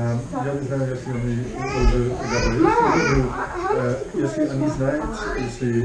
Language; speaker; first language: Russian; non-native, learner; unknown